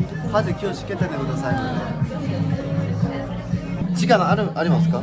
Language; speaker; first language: Japanese; non-native, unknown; Korean